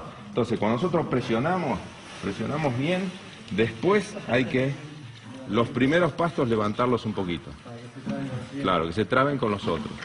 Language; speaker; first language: Spanish; native; Spanish